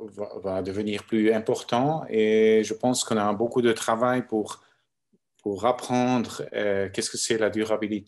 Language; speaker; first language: French; non-native, local second language; German